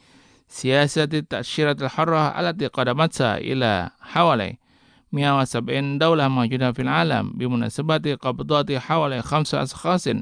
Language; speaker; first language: Arabic; non-native, fluent; Indonesian